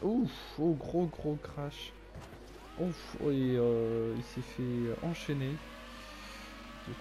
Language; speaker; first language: French; native; French